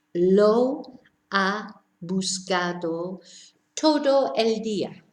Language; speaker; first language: Spanish; non-native, fluent; English